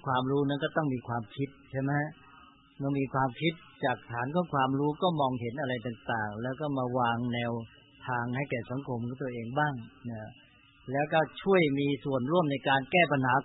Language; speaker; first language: Thai; native; Thai